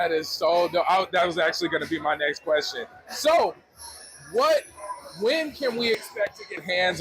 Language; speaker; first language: English; native; English